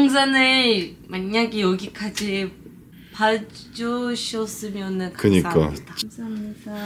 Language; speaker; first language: Korean; non-native, fluent; Turkish